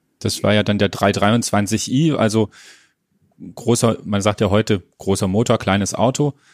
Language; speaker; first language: German; native; German